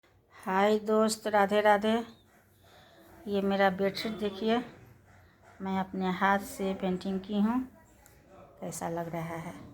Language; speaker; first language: Hindi; non-native, local second language; Maithili